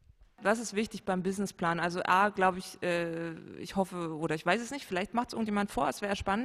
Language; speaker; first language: German; native; German